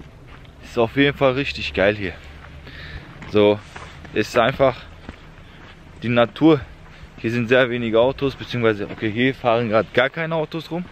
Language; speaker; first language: German; early bilingual, other home language; Turkish